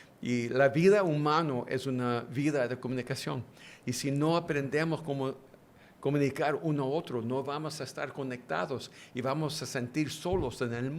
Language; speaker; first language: Spanish; early bilingual, heritage; English